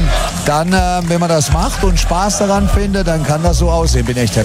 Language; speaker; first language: German; native; German